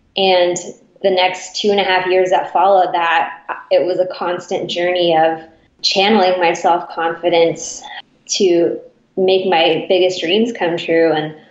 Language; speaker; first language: English; native; English